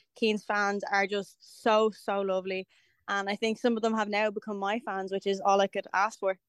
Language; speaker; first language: English; native; English